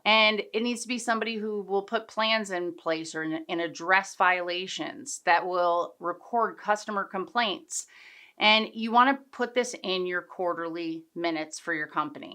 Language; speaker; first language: English; native; English